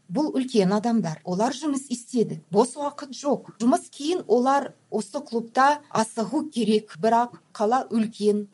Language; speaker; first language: Kazakh; non-native, local second language; Russian